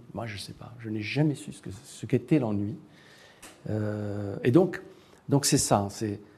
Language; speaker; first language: French; non-native, local second language; Arabic